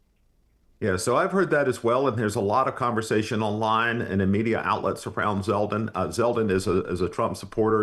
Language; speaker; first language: English; native; English